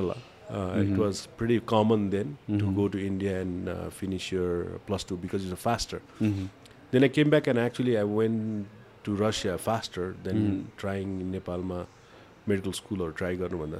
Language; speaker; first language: English; non-native, local second language; Maithili